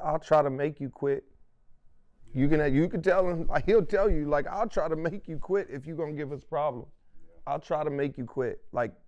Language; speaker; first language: English; native; English